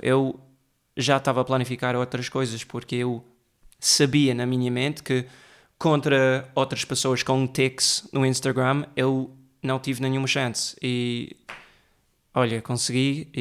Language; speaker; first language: Portuguese; early bilingual, heritage; Portuguese